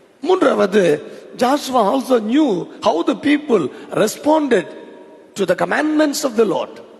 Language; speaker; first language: English; non-native, local second language; Tamil